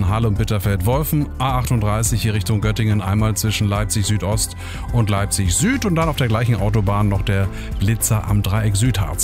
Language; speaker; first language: German; native; German